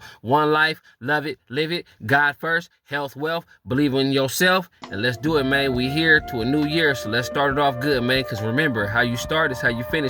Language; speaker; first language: English; native; English